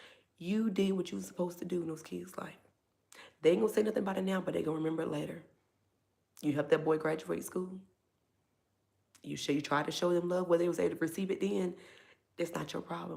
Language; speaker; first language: English; native; English